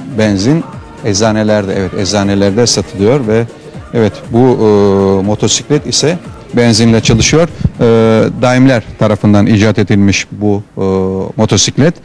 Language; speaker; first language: Turkish; native; Turkish